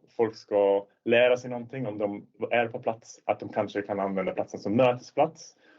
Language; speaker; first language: Swedish; non-native, fluent; Swiss German